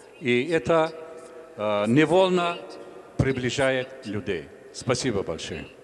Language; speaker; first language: Russian; non-native, local second language; Tajik